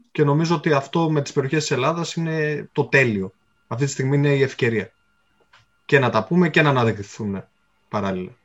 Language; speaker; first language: Greek; native; Greek